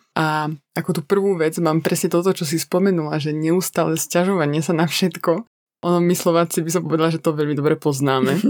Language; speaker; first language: Slovak; native; Slovak